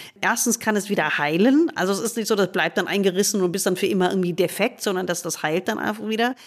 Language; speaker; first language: German; non-native, fluent; English